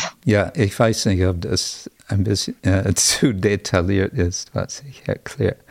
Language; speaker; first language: German; non-native, fluent; English